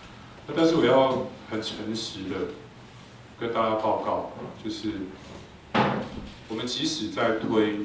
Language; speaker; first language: Chinese; native; Chinese